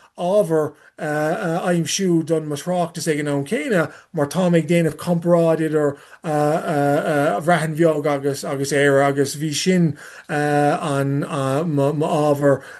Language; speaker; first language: Irish; non-native, learner; English